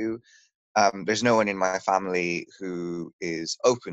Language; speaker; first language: English; non-native, local second language; Bangla